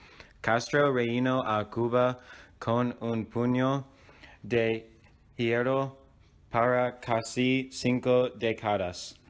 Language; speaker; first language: Spanish; non-native, learner; English